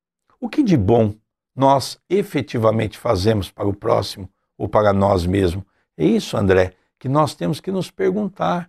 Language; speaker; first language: Portuguese; native; Portuguese